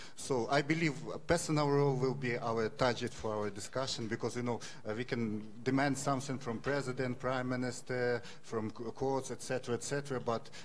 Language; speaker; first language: English; non-native, fluent; Ukrainian